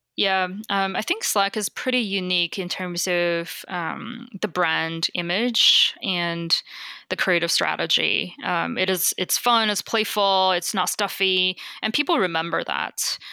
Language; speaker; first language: English; non-native, fluent; Chinese